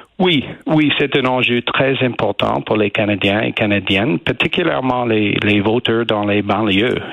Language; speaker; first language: French; non-native, learner; English